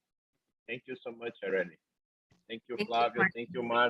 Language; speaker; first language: English; non-native, learner; Portuguese